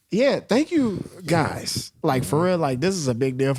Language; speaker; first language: English; native; English